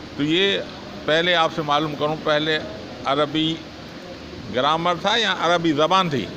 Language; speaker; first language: Urdu; non-native, local second language; Sindhi